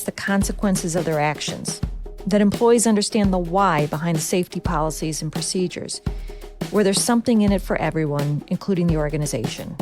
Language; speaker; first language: English; native; English